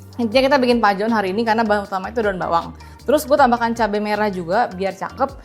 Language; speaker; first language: Indonesian; native; Indonesian